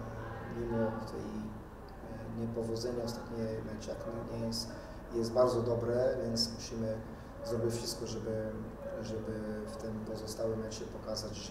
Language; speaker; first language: Polish; non-native, fluent; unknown